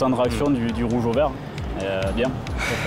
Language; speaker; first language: French; native; French